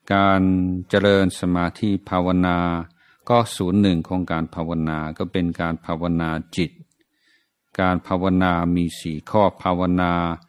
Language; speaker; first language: Thai; non-native, fluent; English